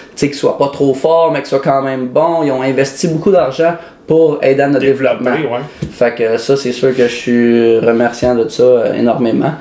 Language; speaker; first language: French; native; French